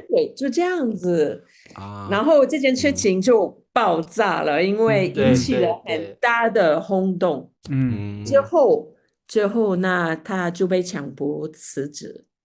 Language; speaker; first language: Chinese; non-native, fluent; Spanish